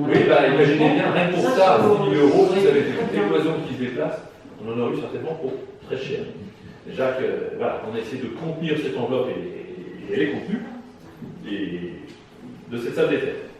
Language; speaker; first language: French; native; French